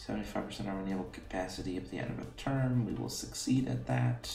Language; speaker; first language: English; native; English